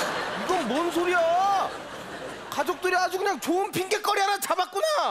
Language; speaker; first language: Korean; native; Korean